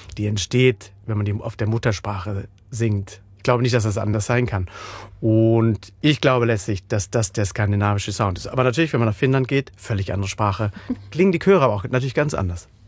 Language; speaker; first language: German; native; German